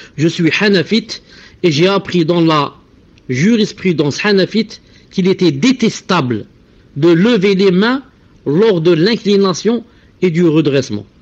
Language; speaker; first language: French; non-native, local second language; Arabic